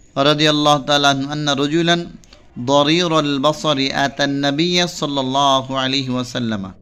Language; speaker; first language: Arabic; non-native, fluent; Bangla